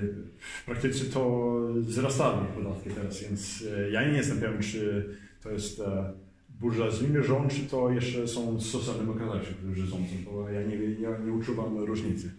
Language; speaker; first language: Polish; early bilingual, heritage; Swedish